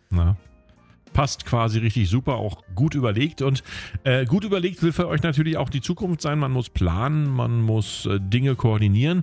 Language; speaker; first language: German; native; German